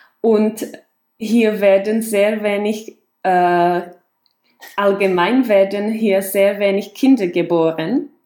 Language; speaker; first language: German; non-native, fluent; Czech